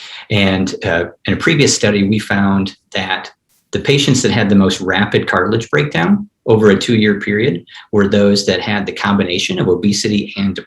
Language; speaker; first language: English; native; English